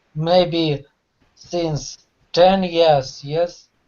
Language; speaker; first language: English; non-native, learner; Russian